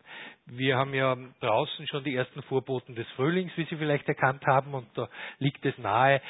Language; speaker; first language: German; native; German